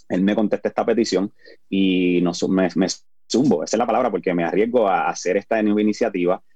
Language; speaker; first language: Spanish; native; Spanish